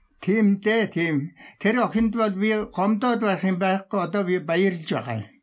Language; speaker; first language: Mongolian; non-native, local second language; Tuvinian